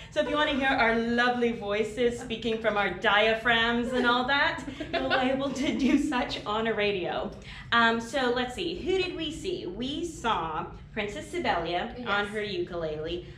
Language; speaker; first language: English; native; English